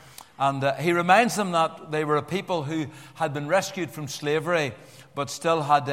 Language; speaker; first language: English; native; English